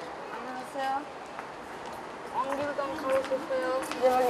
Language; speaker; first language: Korean; non-native, learner; Bangla